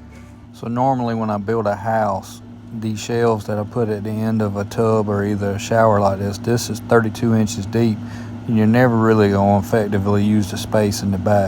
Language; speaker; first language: English; native; English